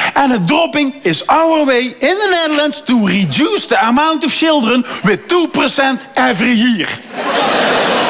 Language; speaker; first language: English; non-native, fluent; Dutch